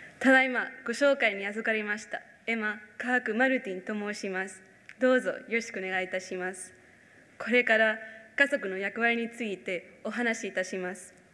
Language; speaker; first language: Japanese; non-native, fluent; Spanish